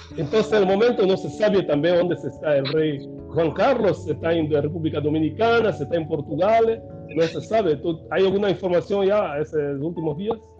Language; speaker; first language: Spanish; non-native, fluent; Portuguese